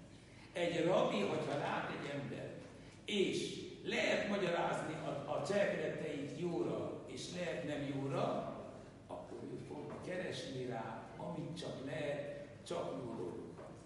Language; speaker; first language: Hungarian; non-native, local second language; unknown